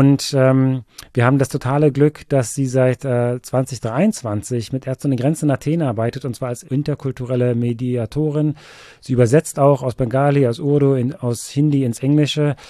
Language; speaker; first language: German; native; German